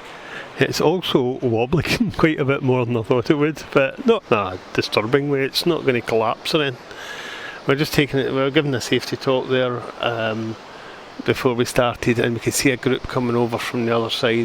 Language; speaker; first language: English; native; English